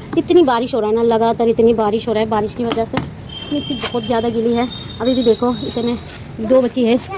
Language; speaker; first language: Hindi; non-native, local second language; Bangla